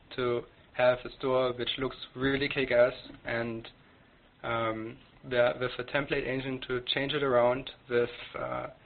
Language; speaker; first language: English; non-native, fluent; German